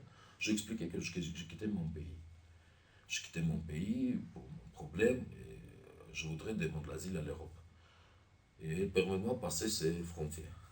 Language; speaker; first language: French; non-native, learner; Armenian